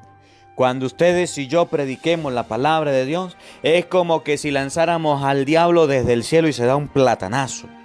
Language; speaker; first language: Spanish; native; Spanish